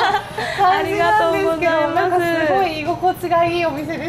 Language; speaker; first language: Japanese; native; Japanese